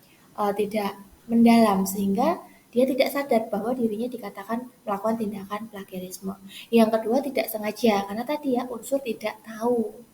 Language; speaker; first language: Indonesian; native; Indonesian